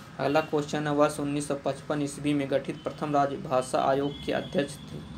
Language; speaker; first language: Hindi; native; Hindi